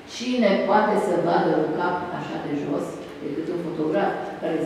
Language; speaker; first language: Romanian; early bilingual, other home language; Hebrew